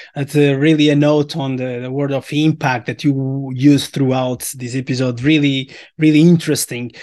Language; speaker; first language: English; non-native, fluent; Portuguese